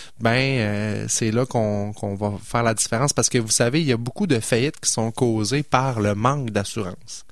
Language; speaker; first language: French; native; French